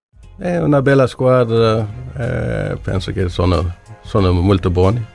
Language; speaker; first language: Italian; non-native, learner; Swedish